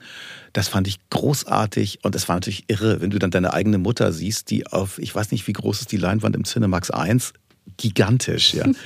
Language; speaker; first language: German; native; German